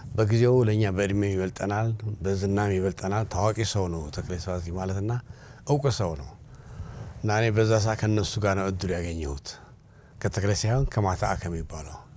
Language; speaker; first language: Amharic; non-native, local second language; Tigrinya